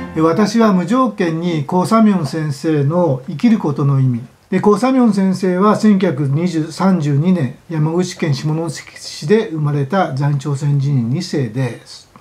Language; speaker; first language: Japanese; native; Japanese